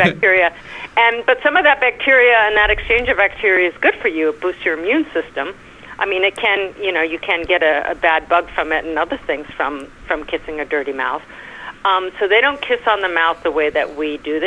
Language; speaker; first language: English; native; English